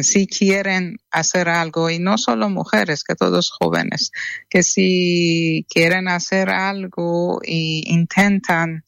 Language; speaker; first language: Spanish; non-native, learner; Persian